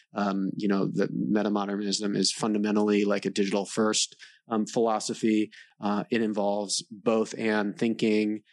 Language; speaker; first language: English; native; English